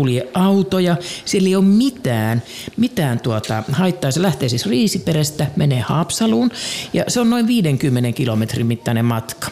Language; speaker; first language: Finnish; native; Finnish